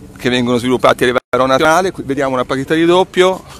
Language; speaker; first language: Italian; native; Italian